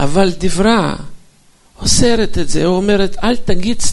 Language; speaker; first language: Hebrew; non-native, fluent; Russian